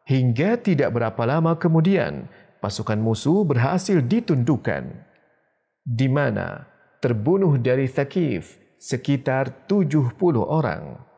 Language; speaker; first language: Indonesian; native; Indonesian